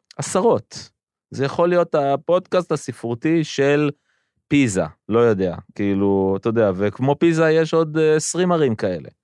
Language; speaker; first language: Hebrew; native; Hebrew